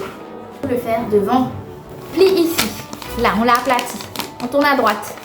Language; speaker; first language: French; native; French